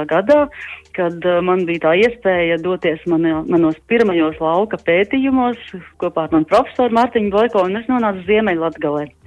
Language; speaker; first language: Latvian; native; Latvian